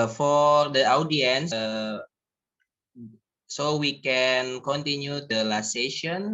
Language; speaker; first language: English; non-native, learner; Indonesian